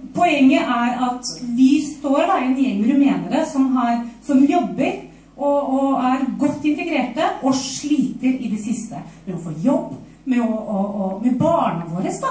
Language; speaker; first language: Norwegian; non-native, fluent; Romanian